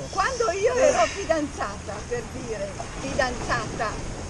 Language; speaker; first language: Italian; native; Italian